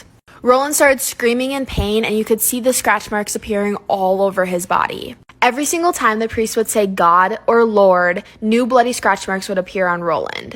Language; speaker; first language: English; native; English